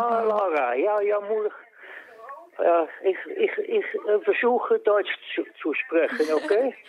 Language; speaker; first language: German; non-native, learner; Dutch